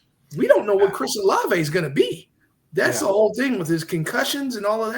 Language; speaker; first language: English; native; English